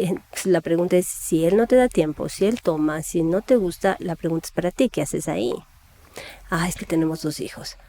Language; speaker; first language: Spanish; native; Spanish